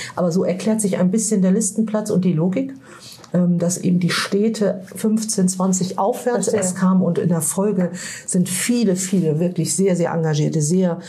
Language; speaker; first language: German; native; German